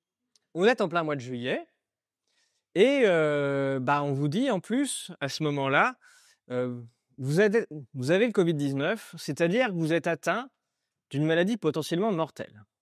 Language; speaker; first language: French; native; French